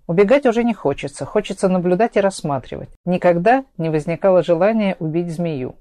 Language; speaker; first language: Russian; native; Russian